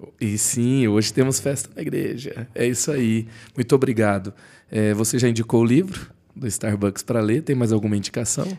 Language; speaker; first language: Portuguese; native; Portuguese